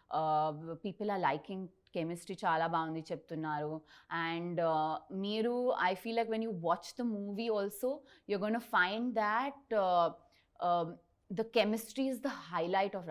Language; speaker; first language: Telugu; non-native, learner; Tulu